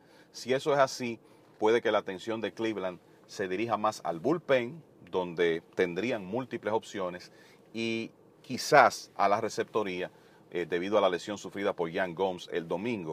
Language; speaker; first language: Spanish; native; Spanish